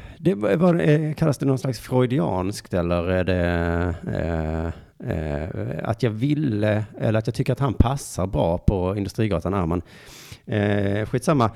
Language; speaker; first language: Swedish; native; Swedish